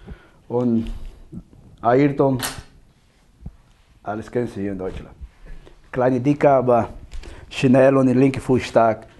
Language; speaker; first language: German; non-native, learner; Portuguese